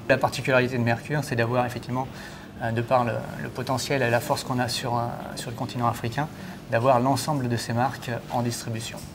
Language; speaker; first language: French; native; French